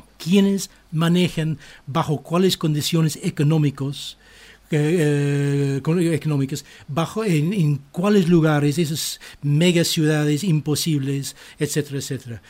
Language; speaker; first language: Spanish; non-native, fluent; English